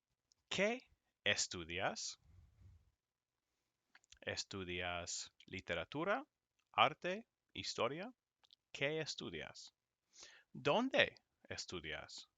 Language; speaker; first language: Spanish; non-native, fluent; English